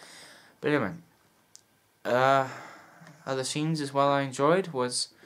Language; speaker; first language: English; native; English